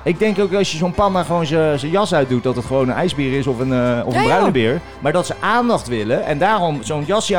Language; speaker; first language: Dutch; native; Dutch